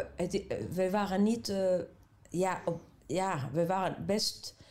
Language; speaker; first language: Dutch; non-native, fluent; Arabic